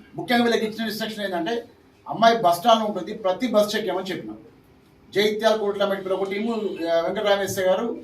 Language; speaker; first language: Telugu; native; Telugu